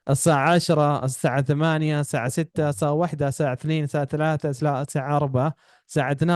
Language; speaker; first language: Arabic; non-native, fluent; Urdu